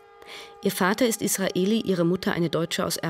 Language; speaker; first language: German; native; German